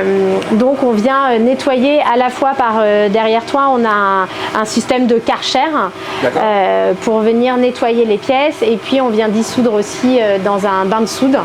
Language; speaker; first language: French; native; French